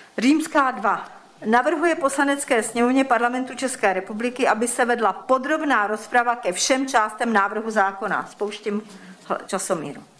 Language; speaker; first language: Czech; native; Czech